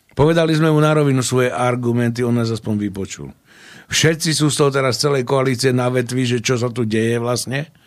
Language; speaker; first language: Slovak; native; Slovak